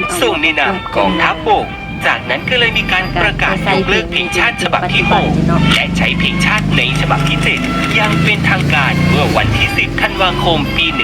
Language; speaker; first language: Thai; native; Thai